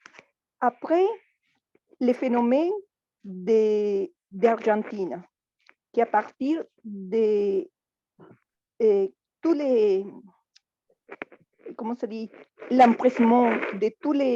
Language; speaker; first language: French; non-native, fluent; Spanish